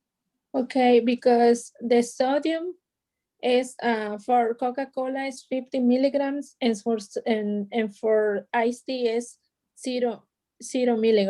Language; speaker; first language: English; non-native, learner; Spanish